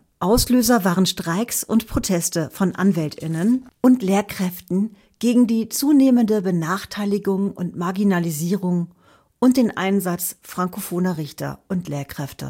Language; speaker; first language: German; native; German